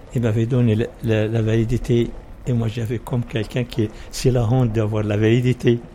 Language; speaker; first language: French; non-native, learner; Arabic